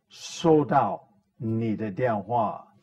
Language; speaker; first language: Chinese; non-native, fluent; English